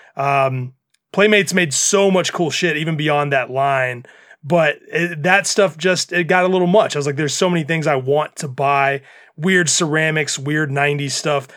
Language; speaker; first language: English; native; English